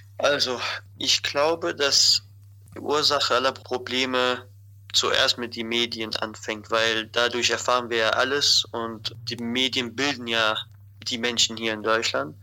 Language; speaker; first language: German; non-native, fluent; Arabic